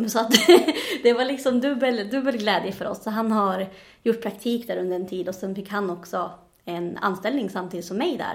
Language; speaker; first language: Swedish; native; Swedish